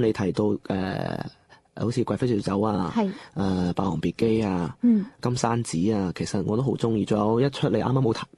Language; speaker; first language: Cantonese; non-native, local second language; Chinese